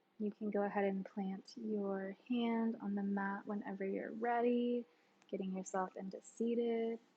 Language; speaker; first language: English; native; English